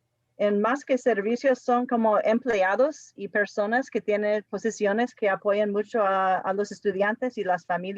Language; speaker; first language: Spanish; non-native, fluent; English